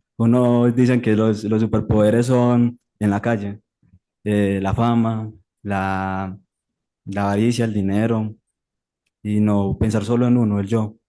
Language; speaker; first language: Spanish; native; Spanish